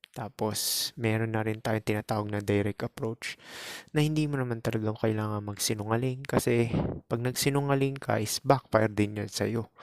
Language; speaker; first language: Filipino; native; Filipino